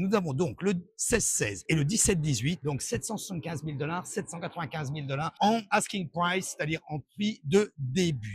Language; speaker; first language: French; native; French